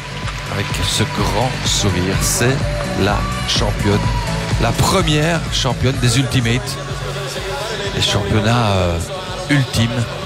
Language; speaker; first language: French; native; French